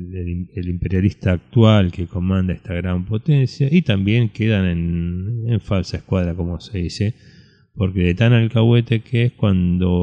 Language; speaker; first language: Spanish; native; Spanish